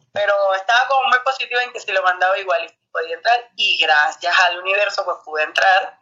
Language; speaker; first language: Spanish; native; Spanish